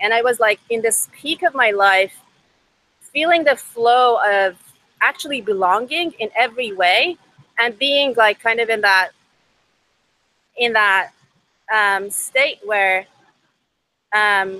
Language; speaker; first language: English; non-native, fluent; Persian